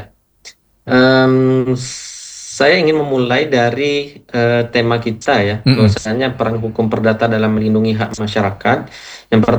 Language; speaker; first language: Indonesian; native; Indonesian